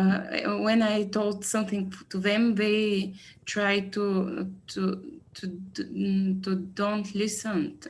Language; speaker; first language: English; non-native, learner; Bulgarian